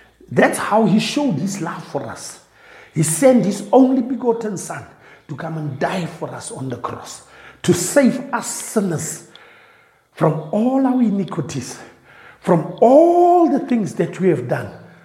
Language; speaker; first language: English; non-native, local second language; Afrikaans